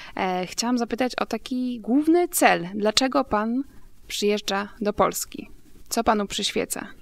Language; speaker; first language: Polish; native; Polish